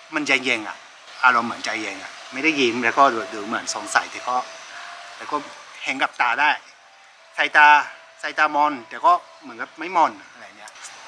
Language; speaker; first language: Thai; non-native, fluent; Japanese